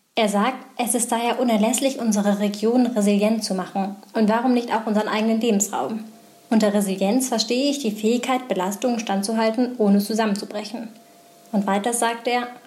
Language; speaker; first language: German; native; German